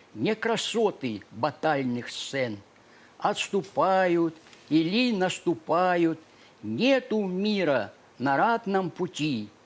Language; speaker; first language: Russian; non-native, local second language; Ukrainian